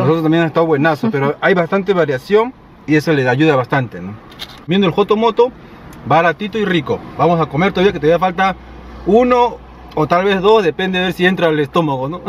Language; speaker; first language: Spanish; native; Spanish